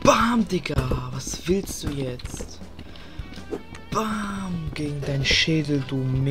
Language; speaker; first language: German; native; German